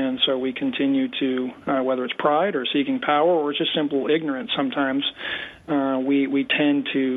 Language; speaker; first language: English; native; English